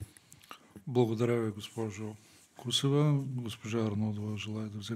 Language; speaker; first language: Bulgarian; native; Bulgarian